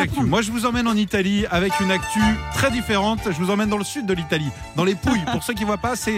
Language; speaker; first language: French; native; French